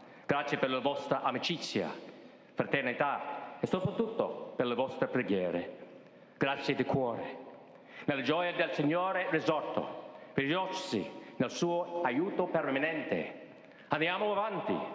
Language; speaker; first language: Italian; non-native, fluent; English